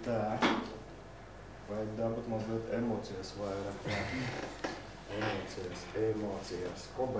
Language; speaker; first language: Latvian; non-native, local second language; Russian